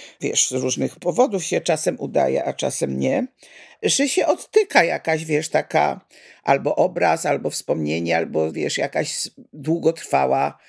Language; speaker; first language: Polish; native; Polish